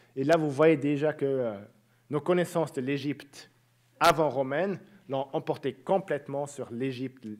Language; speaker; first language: French; native; French